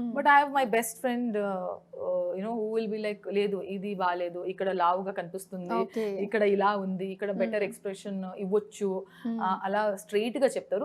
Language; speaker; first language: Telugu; non-native, local second language; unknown